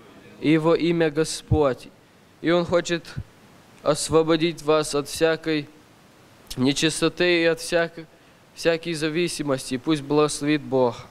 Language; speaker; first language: Russian; early bilingual, heritage; Russian